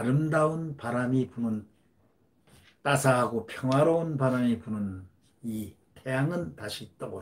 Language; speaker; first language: Korean; native; Korean